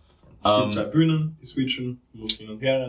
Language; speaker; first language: German; native; German